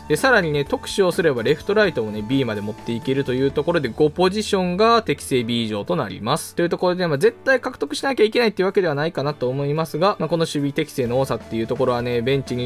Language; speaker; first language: Japanese; native; Japanese